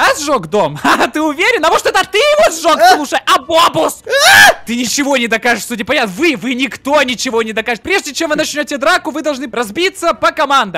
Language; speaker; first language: Russian; native; Russian